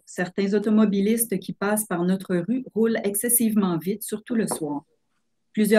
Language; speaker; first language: French; native; French